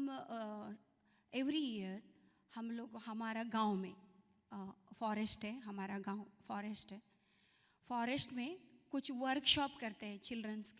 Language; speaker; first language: Hindi; non-native, local second language; Kannada